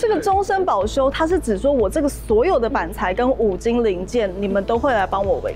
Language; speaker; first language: Chinese; native; Chinese